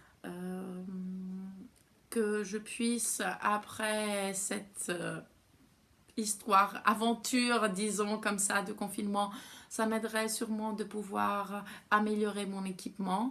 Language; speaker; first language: French; non-native, fluent; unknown